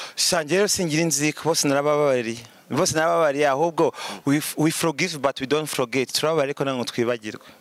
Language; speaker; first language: Kinyarwanda; early bilingual, heritage; Kinyarwanda